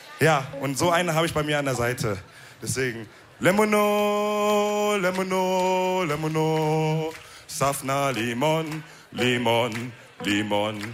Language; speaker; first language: German; early bilingual, other home language; Wolof